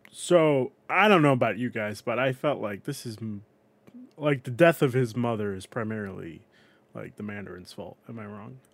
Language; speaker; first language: English; native; English